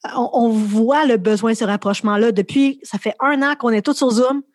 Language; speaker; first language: French; native; French